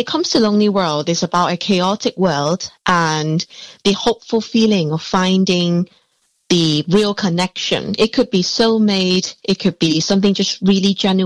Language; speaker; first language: English; non-native, local second language; Cantonese